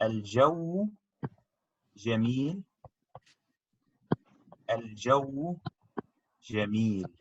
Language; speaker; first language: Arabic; non-native, fluent; English